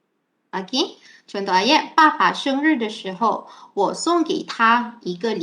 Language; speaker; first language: Chinese; non-native, fluent; Malay